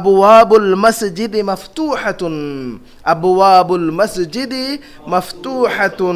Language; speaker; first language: Arabic; non-native, fluent; Urdu